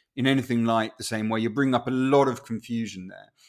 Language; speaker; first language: English; non-native, local second language; Spanish